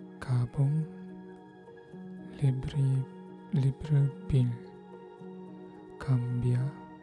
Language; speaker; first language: Korean; non-native, learner; Filipino